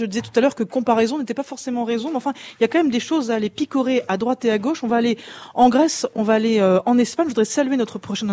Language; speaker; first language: French; native; French